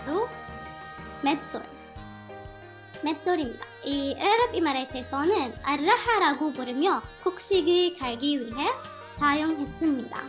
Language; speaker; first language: Korean; non-native, fluent; Arabic